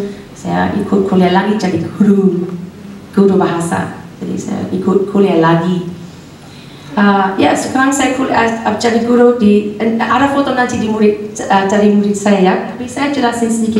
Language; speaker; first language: Indonesian; non-native, fluent; English